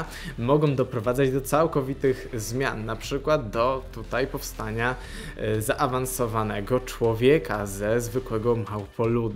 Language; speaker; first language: Polish; native; Polish